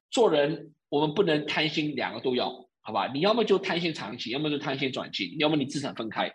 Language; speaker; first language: Chinese; early bilingual, heritage; Chinese